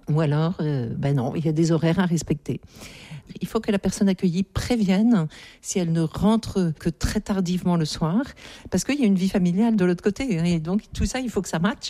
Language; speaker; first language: French; native; French